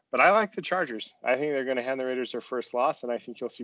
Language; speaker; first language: English; native; English